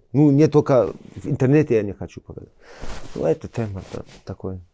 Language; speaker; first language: Russian; early bilingual, heritage; Chechen